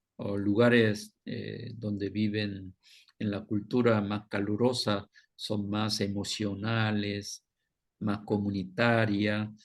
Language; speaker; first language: Spanish; non-native, fluent; Korean